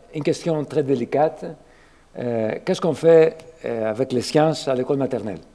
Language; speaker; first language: French; non-native, fluent; Greek